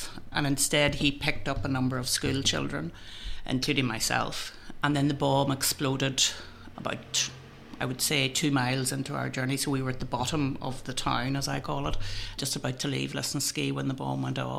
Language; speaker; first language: English; native; English